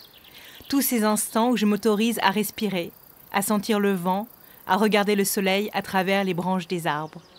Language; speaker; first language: French; native; French